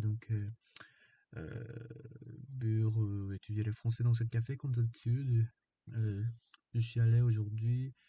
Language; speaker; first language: French; non-native, fluent; Korean